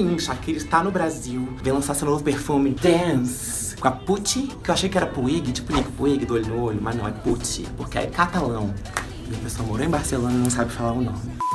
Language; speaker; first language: Portuguese; native; Portuguese